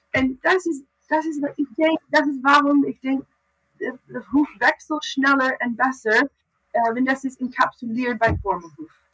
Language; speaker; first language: German; non-native, learner; English